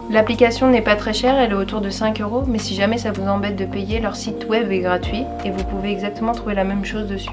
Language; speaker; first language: French; native; French